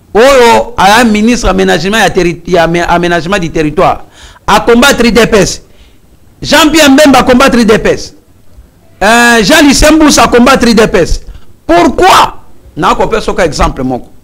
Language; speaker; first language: Lingala; non-native, local second language; Mongo